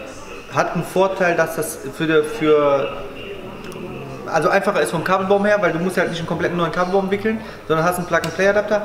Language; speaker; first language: German; native; German